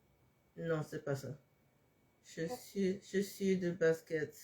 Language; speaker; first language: French; non-native, fluent; English